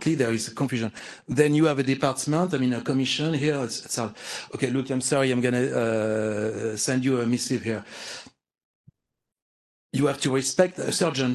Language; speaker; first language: English; non-native, fluent; French